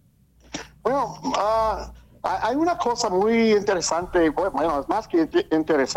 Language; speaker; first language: Spanish; early bilingual, heritage; Spanish